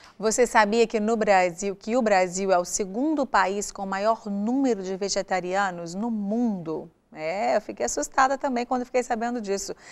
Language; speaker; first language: Portuguese; native; Portuguese